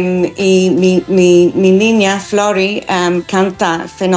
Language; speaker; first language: Spanish; non-native, fluent; English